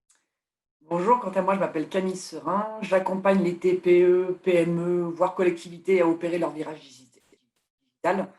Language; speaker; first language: French; native; French